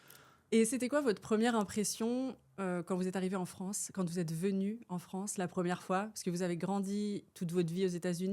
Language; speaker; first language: French; native; French